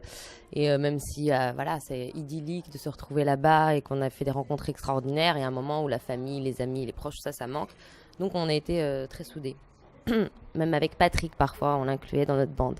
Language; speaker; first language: French; native; French